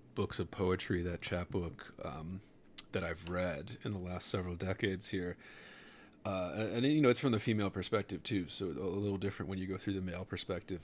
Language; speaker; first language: English; native; English